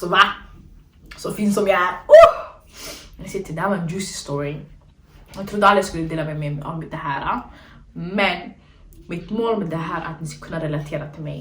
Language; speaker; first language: Swedish; early bilingual, other home language; Somali